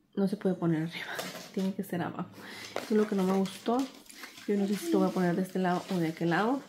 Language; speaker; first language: Spanish; native; Spanish